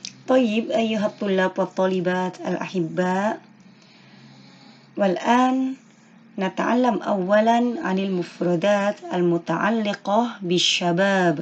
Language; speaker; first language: Arabic; non-native, fluent; Indonesian